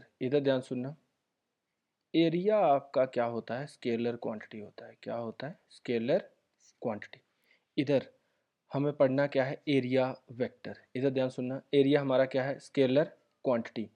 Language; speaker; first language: Hindi; native; Hindi